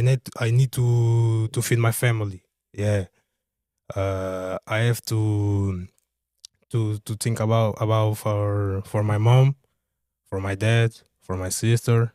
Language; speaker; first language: English; non-native, learner; Portuguese